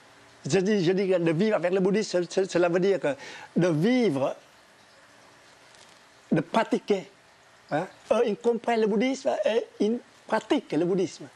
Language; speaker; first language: French; non-native, fluent; Vietnamese